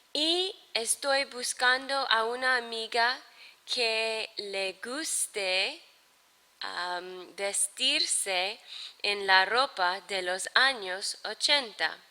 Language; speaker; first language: Spanish; non-native, fluent; English